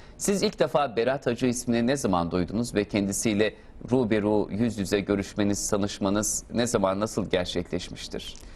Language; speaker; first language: Turkish; native; Turkish